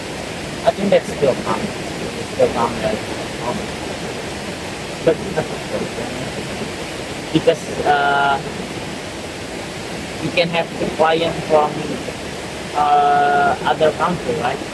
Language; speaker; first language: English; non-native, learner; Indonesian